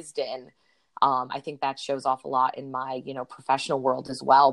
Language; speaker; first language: English; native; English